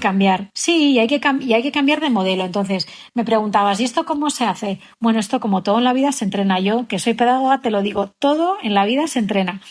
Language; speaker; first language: Spanish; native; Spanish